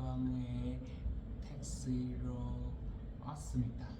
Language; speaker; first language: Korean; non-native, learner; Vietnamese